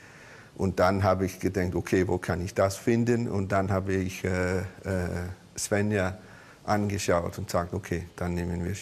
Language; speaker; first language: German; non-native, learner; Danish